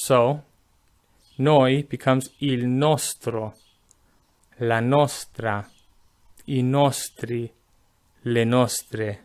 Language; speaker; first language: Italian; non-native, fluent; English